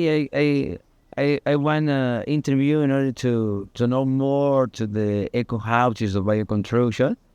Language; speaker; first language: English; non-native, learner; Spanish